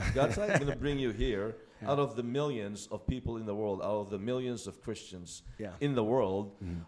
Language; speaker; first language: English; non-native, local second language; Filipino